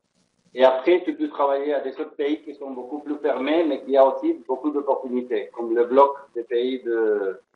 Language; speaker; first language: French; non-native, fluent; Spanish